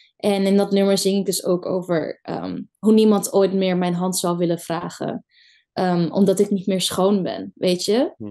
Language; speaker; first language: Dutch; early bilingual, other home language; Kurdish